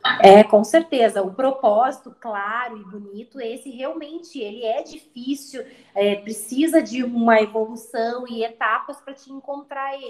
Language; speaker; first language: Portuguese; native; Portuguese